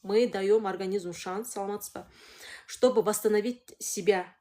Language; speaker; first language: Russian; non-native, local second language; Kazakh